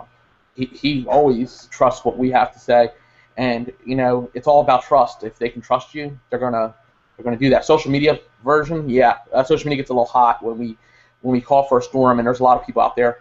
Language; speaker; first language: English; native; English